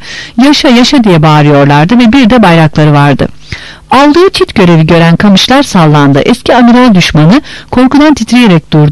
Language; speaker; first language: Turkish; native; Turkish